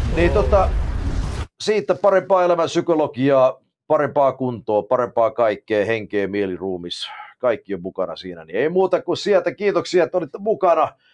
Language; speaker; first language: Finnish; early bilingual, heritage; Finnish